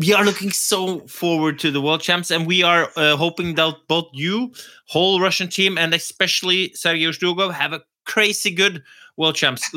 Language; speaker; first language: English; non-native, fluent; Norwegian